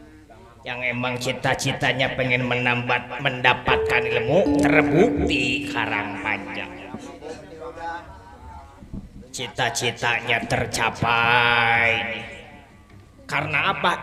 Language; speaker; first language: Indonesian; native; Indonesian